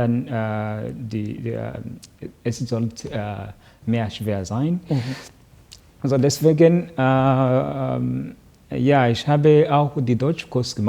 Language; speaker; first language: German; non-native, learner; Kinyarwanda